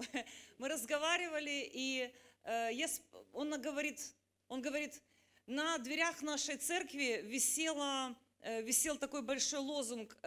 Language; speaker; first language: Russian; native; Russian